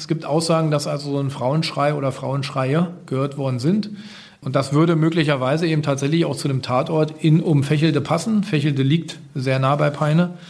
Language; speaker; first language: German; native; German